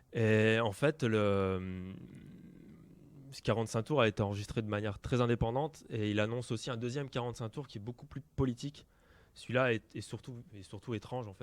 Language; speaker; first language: French; native; French